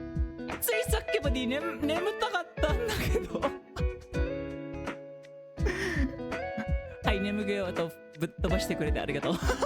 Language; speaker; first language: Japanese; non-native, fluent; English